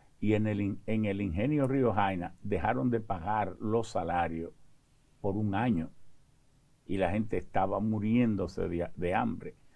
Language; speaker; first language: Spanish; early bilingual, other home language; French